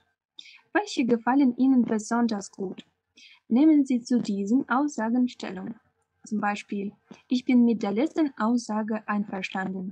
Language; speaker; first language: German; non-native, fluent; Russian